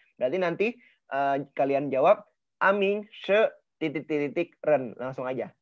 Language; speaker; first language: Indonesian; native; Indonesian